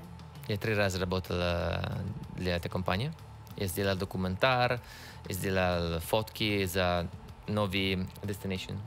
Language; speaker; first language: Russian; non-native, learner; Italian